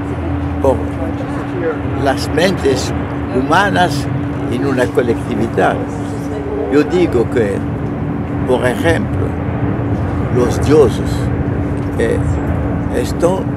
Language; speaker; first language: Spanish; non-native, fluent; French